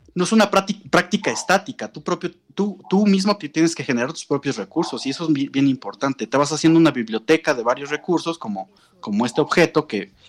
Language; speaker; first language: Spanish; native; Spanish